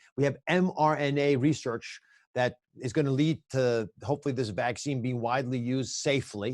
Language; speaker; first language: English; native; English